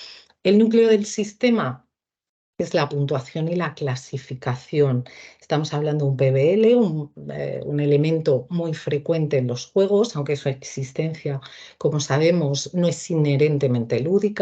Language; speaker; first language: Spanish; native; Spanish